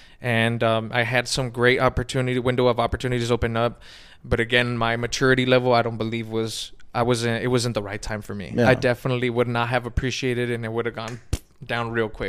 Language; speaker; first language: English; native; English